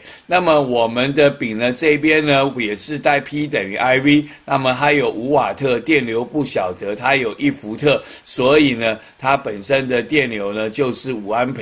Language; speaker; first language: Chinese; native; Chinese